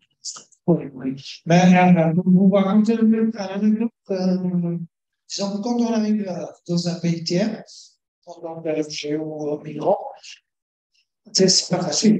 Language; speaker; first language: French; non-native, fluent; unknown